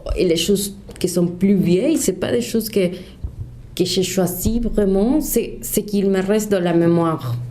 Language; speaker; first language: French; non-native, fluent; Spanish